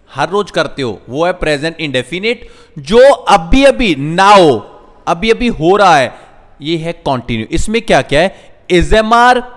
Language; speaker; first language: Hindi; non-native, local second language; Punjabi